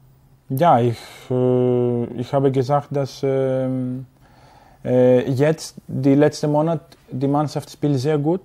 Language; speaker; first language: German; non-native, learner; Greek